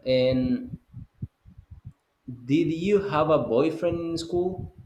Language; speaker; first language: English; non-native, fluent; Spanish